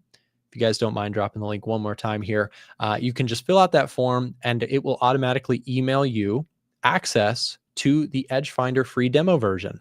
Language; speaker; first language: English; native; English